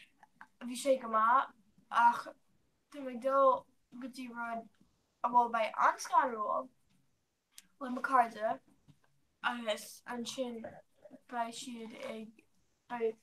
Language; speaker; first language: Irish; non-native, learner; English